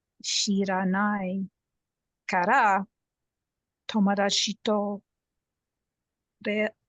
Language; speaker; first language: Japanese; non-native, learner; English